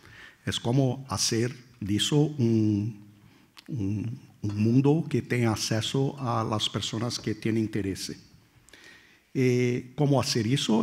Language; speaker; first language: Spanish; non-native, fluent; Portuguese